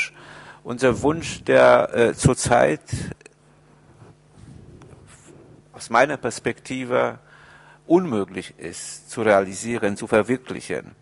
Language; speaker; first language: German; non-native, fluent; Polish